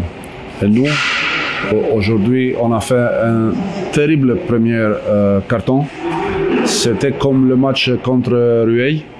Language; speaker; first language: French; non-native, fluent; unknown